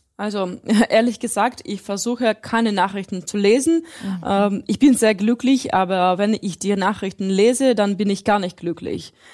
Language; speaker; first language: German; non-native, fluent; Russian